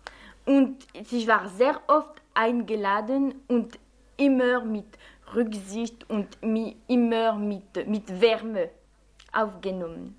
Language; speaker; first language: German; non-native, fluent; French